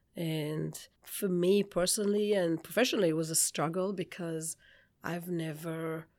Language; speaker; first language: English; non-native, fluent; Hebrew